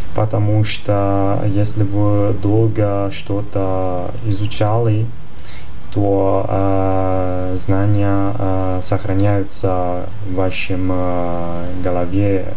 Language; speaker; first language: Russian; non-native, fluent; Italian